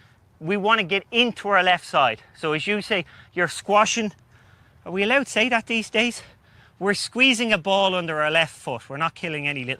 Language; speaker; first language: English; native; English